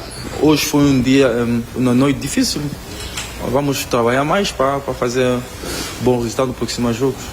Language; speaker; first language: Portuguese; non-native, learner; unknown